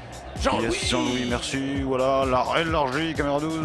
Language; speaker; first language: French; native; French